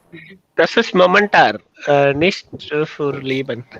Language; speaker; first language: German; non-native, learner; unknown